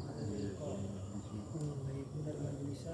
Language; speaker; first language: Arabic; non-native, learner; Indonesian